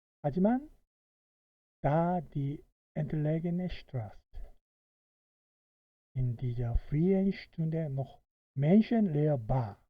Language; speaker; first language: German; non-native, fluent; Korean